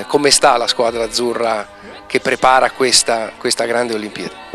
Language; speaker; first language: Italian; native; Italian